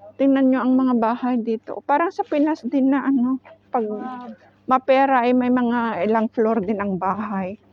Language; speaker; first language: Filipino; native; Filipino